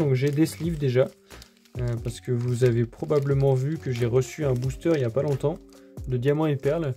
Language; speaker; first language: French; native; French